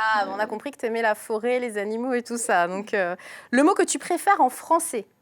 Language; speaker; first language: French; native; French